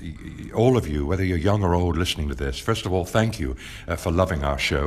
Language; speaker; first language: English; native; English